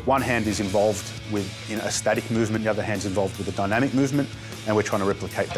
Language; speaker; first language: English; native; English